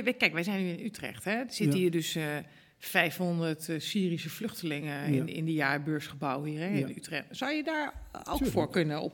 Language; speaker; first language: Dutch; native; Dutch